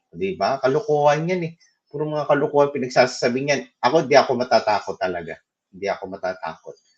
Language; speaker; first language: Filipino; native; Filipino